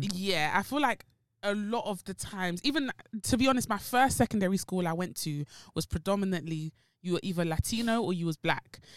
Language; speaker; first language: English; early bilingual, other home language; French